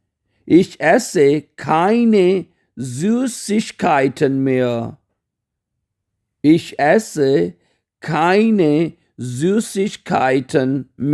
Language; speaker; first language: German; non-native, fluent; Urdu